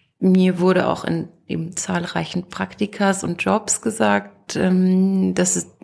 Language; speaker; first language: German; native; German